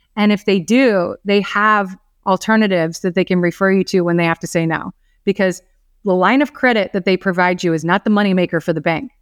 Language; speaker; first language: English; native; English